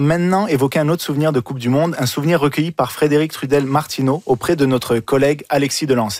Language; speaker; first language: French; native; French